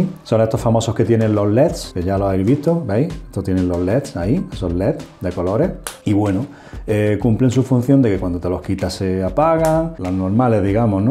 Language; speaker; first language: Spanish; native; Spanish